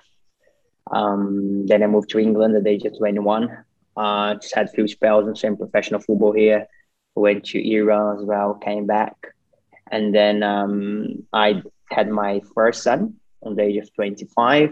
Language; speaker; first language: English; non-native, fluent; Portuguese